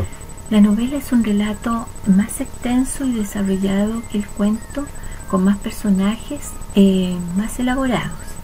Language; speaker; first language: Spanish; native; Spanish